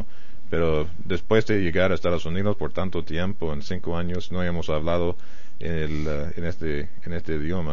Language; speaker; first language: Spanish; non-native, fluent; English